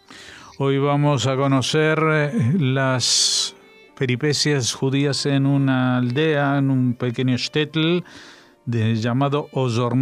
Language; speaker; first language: Spanish; native; Spanish